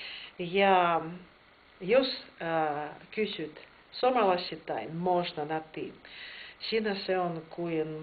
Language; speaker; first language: Finnish; non-native, fluent; Russian